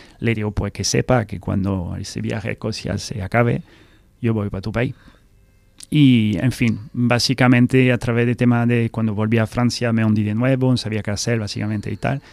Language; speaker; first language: Spanish; non-native, fluent; French